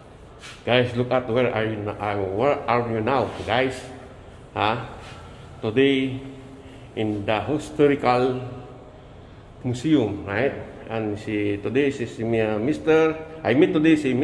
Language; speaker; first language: English; non-native, learner; Filipino